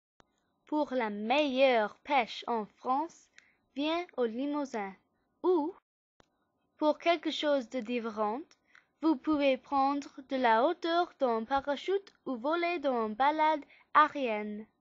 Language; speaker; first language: French; non-native, learner; English